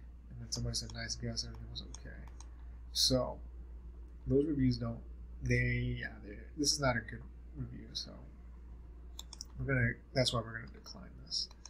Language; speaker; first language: English; native; English